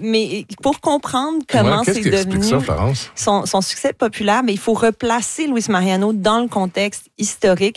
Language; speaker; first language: French; native; French